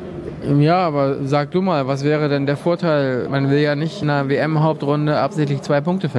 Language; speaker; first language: German; native; German